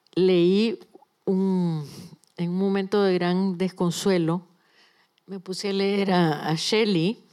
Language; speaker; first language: Spanish; native; Spanish